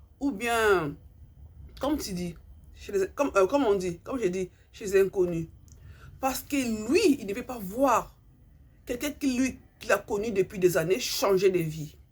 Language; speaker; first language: French; non-native, local second language; Lingala